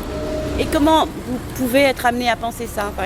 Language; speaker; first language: French; native; French